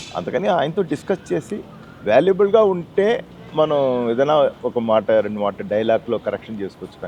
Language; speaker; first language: Telugu; native; Telugu